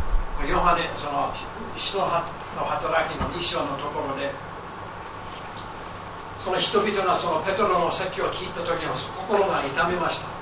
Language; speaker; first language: Japanese; non-native, fluent; English